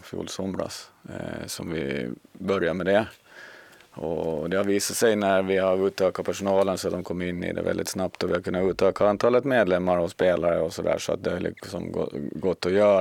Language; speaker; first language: Swedish; native; Swedish